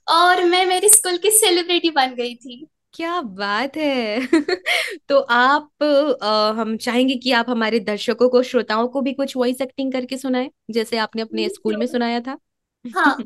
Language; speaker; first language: Hindi; non-native, local second language; Marathi